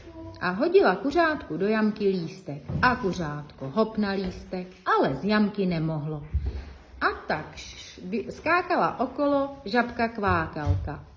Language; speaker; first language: Czech; native; Czech